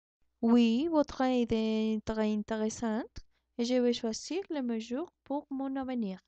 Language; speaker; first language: French; non-native, learner; Spanish